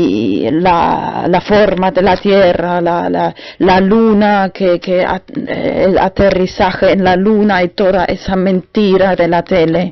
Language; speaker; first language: Spanish; non-native, learner; German